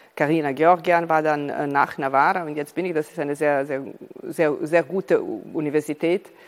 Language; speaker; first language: German; non-native, fluent; Serbian